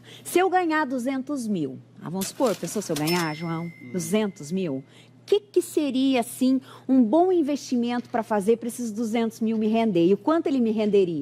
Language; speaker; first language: Portuguese; native; Portuguese